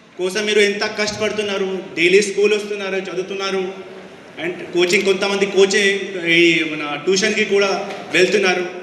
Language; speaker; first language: Telugu; non-native, fluent; Hindi